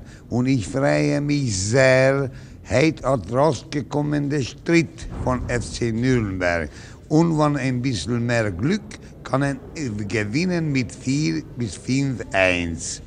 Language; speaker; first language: German; non-native, learner; Hungarian